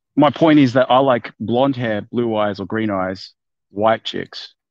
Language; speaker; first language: English; non-native, fluent; Persian